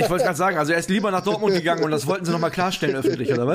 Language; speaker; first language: German; native; German